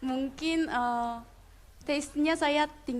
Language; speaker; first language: Indonesian; non-native, learner; Korean